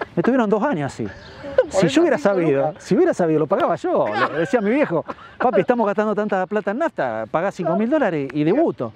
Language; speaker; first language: Spanish; native; Spanish